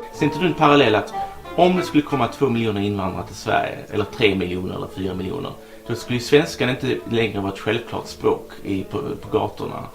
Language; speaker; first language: Swedish; native; Swedish